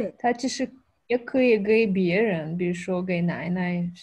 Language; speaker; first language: Chinese; non-native, fluent; Russian